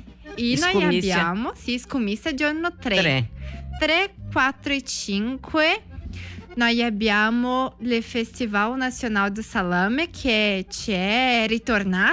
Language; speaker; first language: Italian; non-native, learner; Portuguese